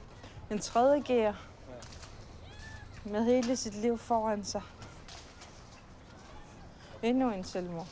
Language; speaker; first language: Danish; non-native, local second language; Kalaallisut